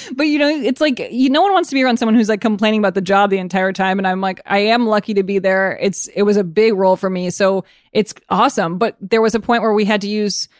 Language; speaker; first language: English; native; English